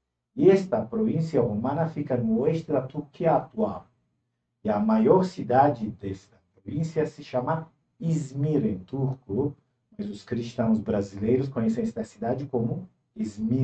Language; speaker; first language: Portuguese; non-native, fluent; Turkish